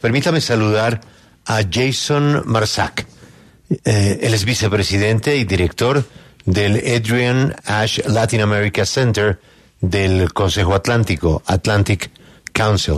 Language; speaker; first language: Spanish; native; Spanish